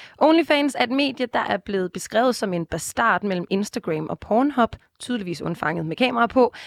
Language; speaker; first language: Danish; native; Danish